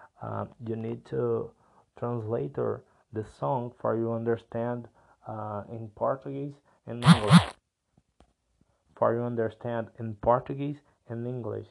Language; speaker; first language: English; non-native, learner; Portuguese